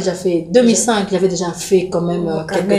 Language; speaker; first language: French; non-native, local second language; Lingala